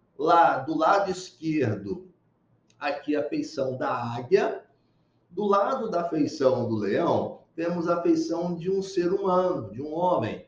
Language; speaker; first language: Portuguese; native; Portuguese